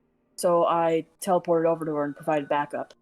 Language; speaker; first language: English; native; English